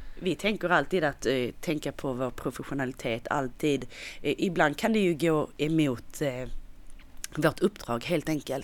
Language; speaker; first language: Swedish; native; Swedish